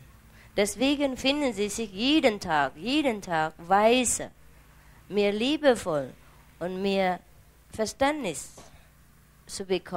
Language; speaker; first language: German; non-native, learner; Vietnamese